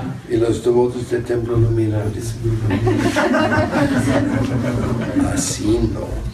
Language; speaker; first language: Spanish; non-native, fluent; German